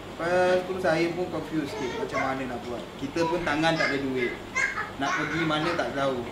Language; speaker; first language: Malay; non-native, local second language; Tamil